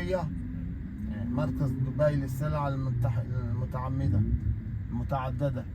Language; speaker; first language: Arabic; non-native, learner; French